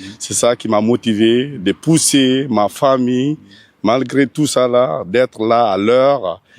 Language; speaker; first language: French; non-native, local second language; Fula